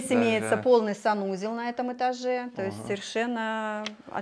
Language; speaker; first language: Russian; native; Russian